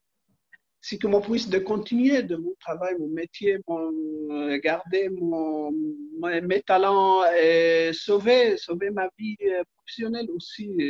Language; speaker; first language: French; non-native, learner; Arabic